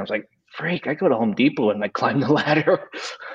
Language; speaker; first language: English; native; English